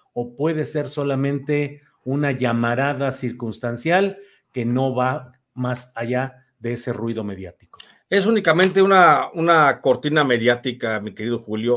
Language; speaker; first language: Spanish; native; Spanish